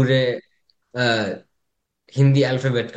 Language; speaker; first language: Hindi; early bilingual, heritage; English